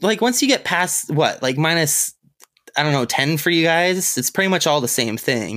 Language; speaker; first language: English; native; English